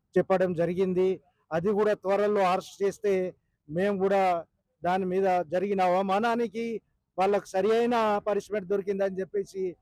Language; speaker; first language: Telugu; non-native, local second language; Lambadi